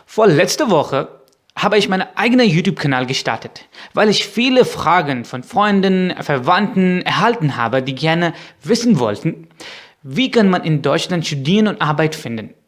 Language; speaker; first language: German; non-native, fluent; Urdu